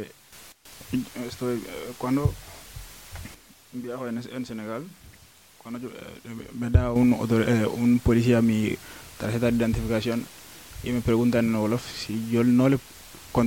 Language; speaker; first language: Spanish; non-native, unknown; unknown